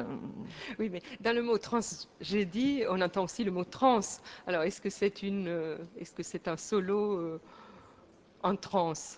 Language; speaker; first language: French; native; French